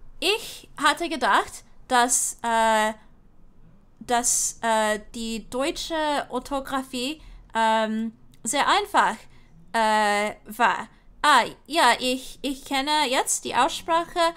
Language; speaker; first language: German; non-native, learner; English